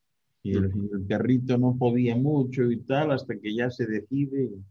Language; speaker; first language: Spanish; native; Spanish